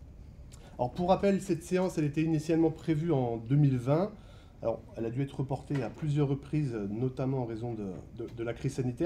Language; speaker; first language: French; native; French